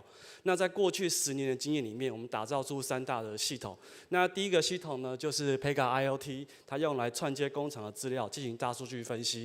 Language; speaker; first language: Chinese; native; Chinese